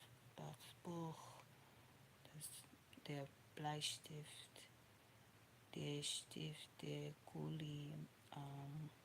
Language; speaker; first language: German; non-native, learner; English